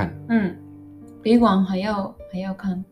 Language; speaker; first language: Chinese; non-native, learner; Japanese